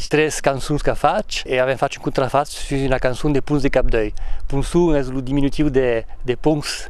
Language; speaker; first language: Occitan; non-native, local second language; French